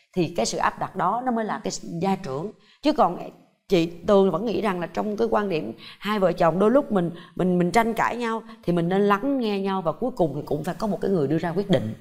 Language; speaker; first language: Vietnamese; native; Vietnamese